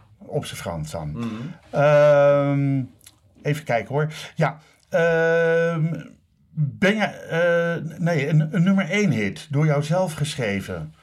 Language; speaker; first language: Dutch; native; Dutch